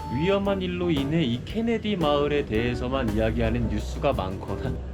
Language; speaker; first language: Korean; native; Korean